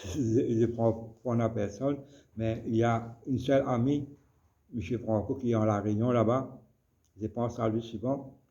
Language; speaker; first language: French; non-native, local second language; Morisyen